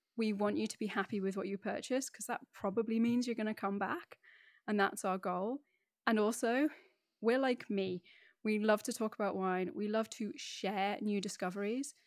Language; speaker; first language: English; native; English